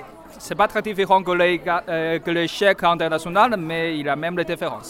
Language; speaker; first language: French; non-native, fluent; Chinese